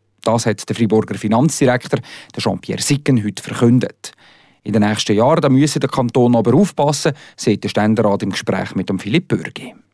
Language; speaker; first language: German; native; German